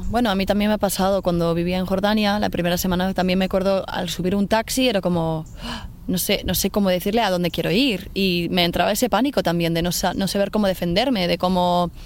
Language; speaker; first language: Spanish; non-native, fluent; English